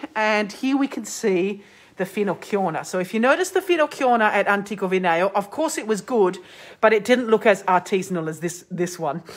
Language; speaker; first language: English; native; English